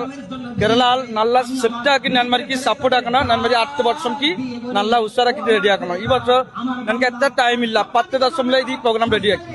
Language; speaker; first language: Malayalam; non-native, learner; Bangla